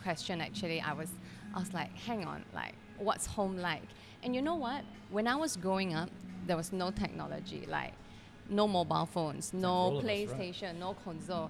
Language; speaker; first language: English; non-native, local second language; Cantonese